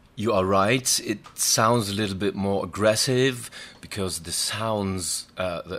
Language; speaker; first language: English; non-native, fluent; German